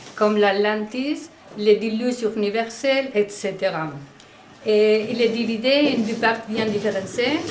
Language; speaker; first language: French; non-native, learner; Spanish